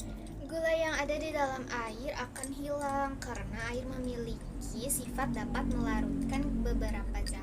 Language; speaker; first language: Indonesian; native; Indonesian